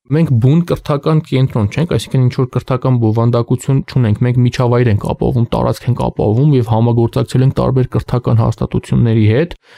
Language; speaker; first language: Armenian; native; Armenian